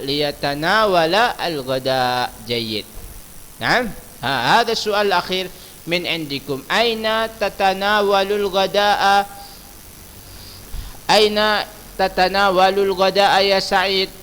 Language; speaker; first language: Arabic; non-native, fluent; Indonesian